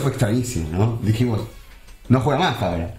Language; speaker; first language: Spanish; native; Spanish